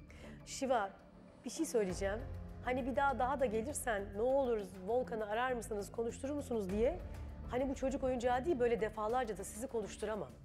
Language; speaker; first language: Turkish; native; Turkish